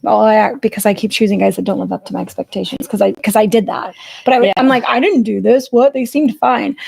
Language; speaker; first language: English; native; English